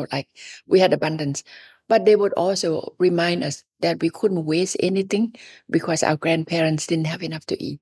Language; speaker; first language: English; non-native, fluent; Thai